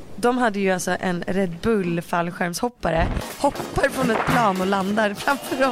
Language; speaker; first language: Swedish; native; Swedish